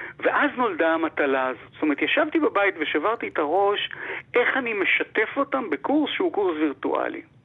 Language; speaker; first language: Hebrew; native; Hebrew